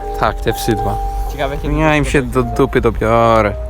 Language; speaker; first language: Polish; native; Polish